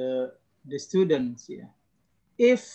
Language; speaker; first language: English; non-native, learner; Indonesian